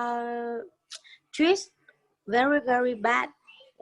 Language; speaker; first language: English; non-native, learner; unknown